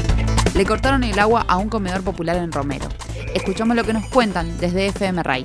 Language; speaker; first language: Spanish; native; Spanish